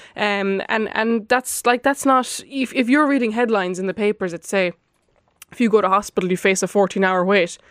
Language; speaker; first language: English; non-native, fluent; Lithuanian